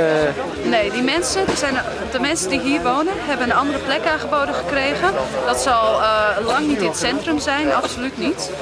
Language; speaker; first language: Dutch; native; Dutch